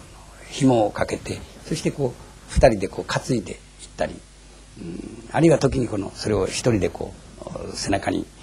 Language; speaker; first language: Japanese; native; Japanese